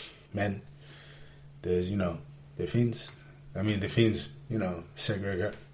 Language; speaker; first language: English; native; English